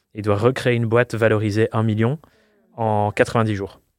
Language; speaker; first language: French; non-native, fluent; English